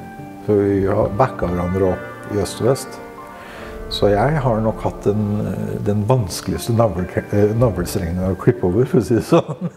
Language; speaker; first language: Norwegian; native; Norwegian